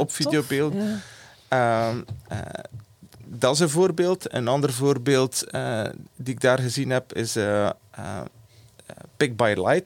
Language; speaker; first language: Dutch; native; Dutch